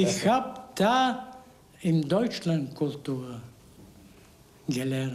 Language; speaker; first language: German; non-native, learner; Bulgarian